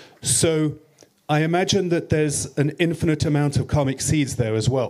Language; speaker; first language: English; native; English